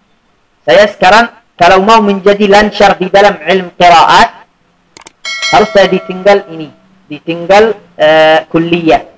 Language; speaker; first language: Indonesian; non-native, fluent; Arabic